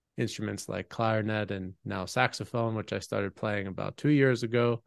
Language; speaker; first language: English; native; English